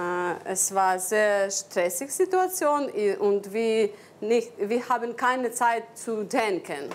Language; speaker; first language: German; non-native, learner; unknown